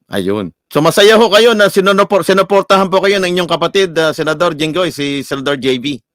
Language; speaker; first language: Filipino; native; Filipino